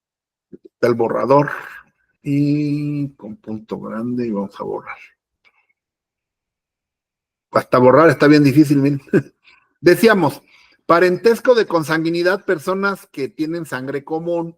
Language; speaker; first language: Spanish; native; Spanish